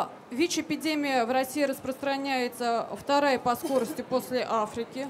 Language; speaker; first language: Russian; native; Russian